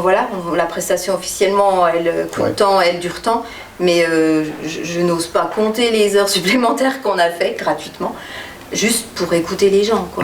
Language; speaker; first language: French; native; French